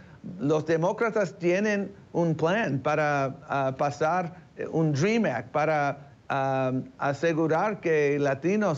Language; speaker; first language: Spanish; early bilingual, heritage; English